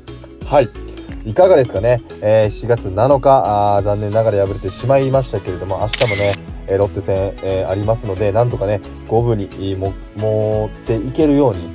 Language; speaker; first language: Japanese; native; Japanese